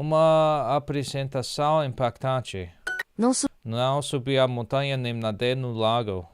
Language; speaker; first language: Portuguese; non-native, learner; English